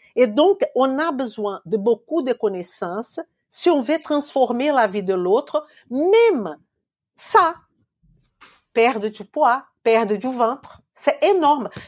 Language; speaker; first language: French; non-native, fluent; Portuguese